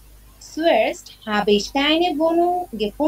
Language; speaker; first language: German; non-native, learner; Bangla